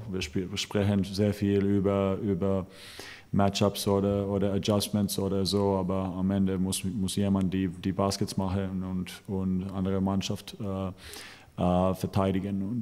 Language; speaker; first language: German; non-native, fluent; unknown